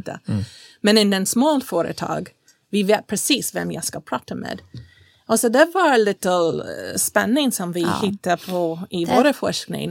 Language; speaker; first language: Swedish; non-native, fluent; English